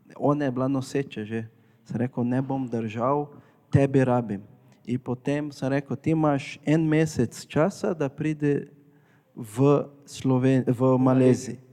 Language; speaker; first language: Slovenian; non-native, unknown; Portuguese